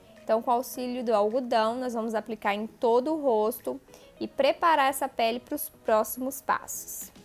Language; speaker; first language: Portuguese; native; Portuguese